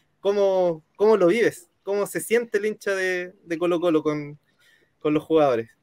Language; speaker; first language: Spanish; native; Spanish